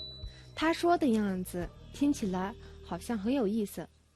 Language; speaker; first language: Chinese; non-native, fluent; Mongolian